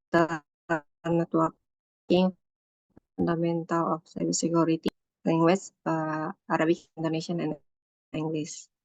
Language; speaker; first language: English; non-native, learner; Indonesian